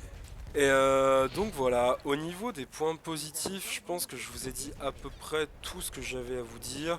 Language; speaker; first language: French; native; French